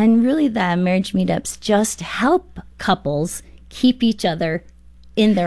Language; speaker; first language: English; native; English